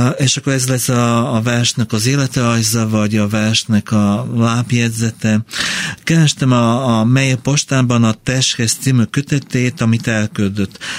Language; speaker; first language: Hungarian; non-native, fluent; Bulgarian